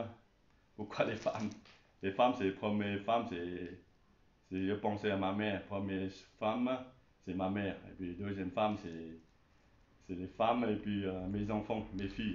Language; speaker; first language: French; non-native, learner; Chinese